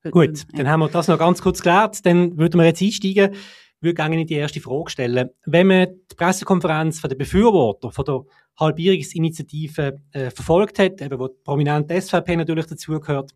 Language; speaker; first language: German; native; German